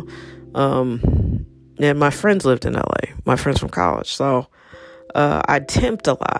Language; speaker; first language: English; native; English